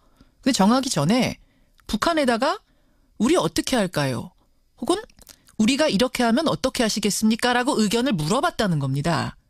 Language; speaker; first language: Korean; native; Korean